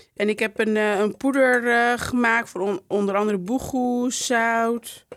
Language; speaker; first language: Dutch; non-native, fluent; Bambara